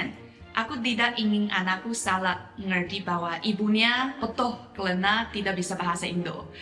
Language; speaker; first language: Indonesian; non-native, fluent; Chinese